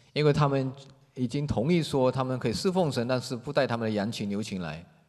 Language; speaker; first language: Chinese; native; Chinese